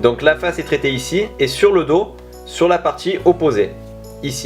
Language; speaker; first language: French; native; French